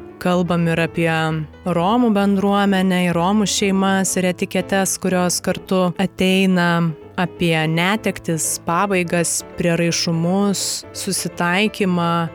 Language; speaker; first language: Lithuanian; native; Lithuanian